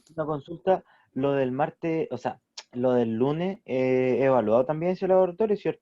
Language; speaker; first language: Spanish; native; Spanish